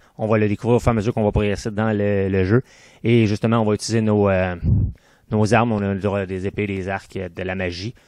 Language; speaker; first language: French; native; French